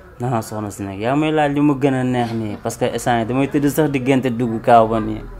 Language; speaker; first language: Wolof; native; Wolof